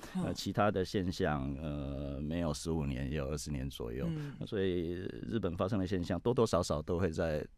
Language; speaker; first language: Chinese; native; Chinese